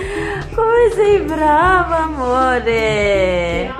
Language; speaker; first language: Italian; non-native, fluent; Filipino